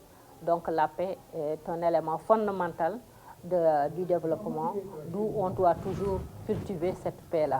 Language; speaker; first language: French; non-native, local second language; Fula